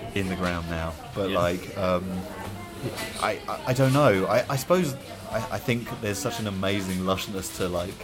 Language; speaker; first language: English; native; English